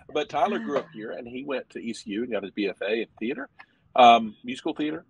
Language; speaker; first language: English; native; English